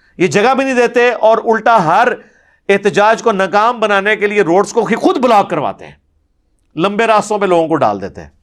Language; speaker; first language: Urdu; non-native, local second language; Punjabi